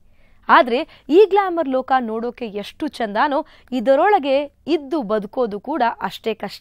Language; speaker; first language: Kannada; native; Kannada